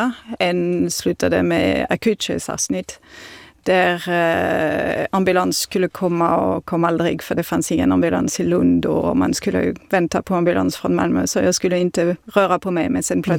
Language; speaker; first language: Swedish; non-native, fluent; French